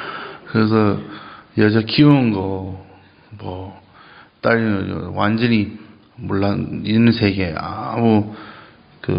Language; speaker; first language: Korean; non-native, fluent; English